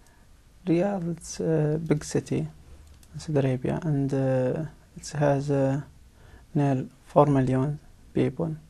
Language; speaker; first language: English; non-native, learner; Arabic